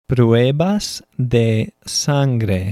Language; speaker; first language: Spanish; non-native, fluent; English